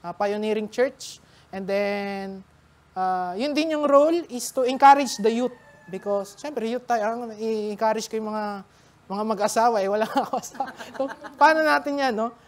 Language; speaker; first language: Filipino; native; Filipino